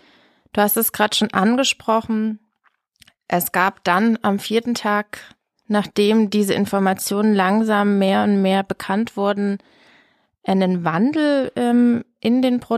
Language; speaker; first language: German; native; German